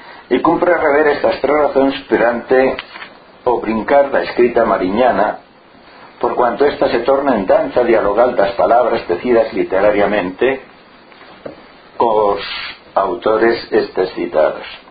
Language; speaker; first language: Spanish; native; Spanish